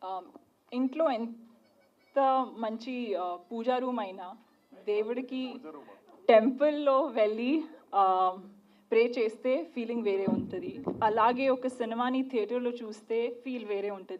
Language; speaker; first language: Telugu; non-native, learner; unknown